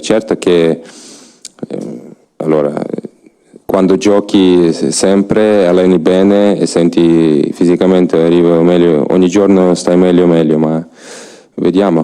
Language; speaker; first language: Italian; non-native, learner; Ukrainian